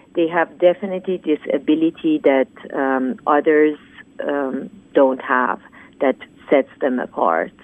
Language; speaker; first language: English; non-native, fluent; Persian